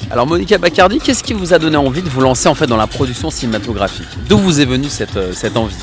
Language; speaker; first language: French; native; French